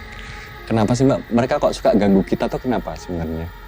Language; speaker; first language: Indonesian; native; Indonesian